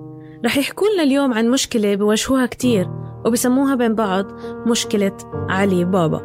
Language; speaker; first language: Arabic; native; Arabic